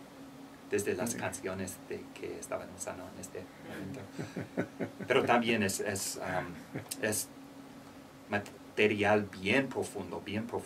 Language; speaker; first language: Spanish; non-native, learner; English